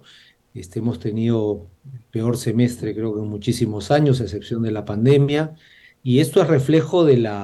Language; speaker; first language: Spanish; native; Spanish